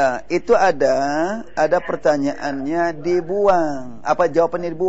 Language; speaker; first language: Indonesian; native; Indonesian